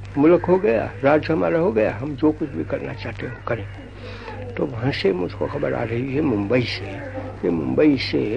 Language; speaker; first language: Hindi; non-native, local second language; Gujarati